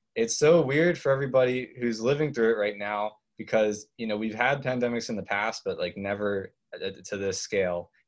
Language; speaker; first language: English; native; English